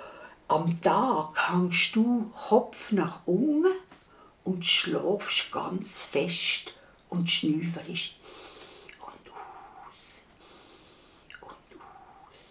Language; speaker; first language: German; native; German